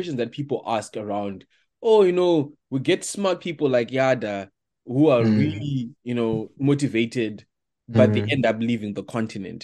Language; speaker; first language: English; non-native, local second language; Shona